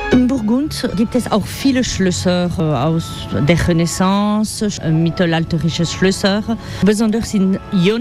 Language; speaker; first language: German; non-native, fluent; French